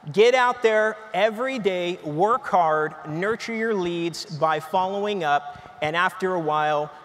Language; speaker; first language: English; native; English